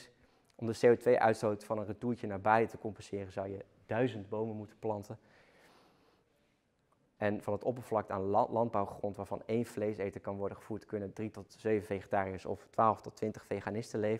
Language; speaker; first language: Dutch; native; Dutch